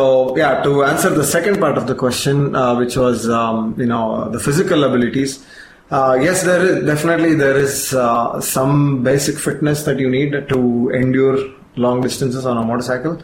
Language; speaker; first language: English; non-native, local second language; Kannada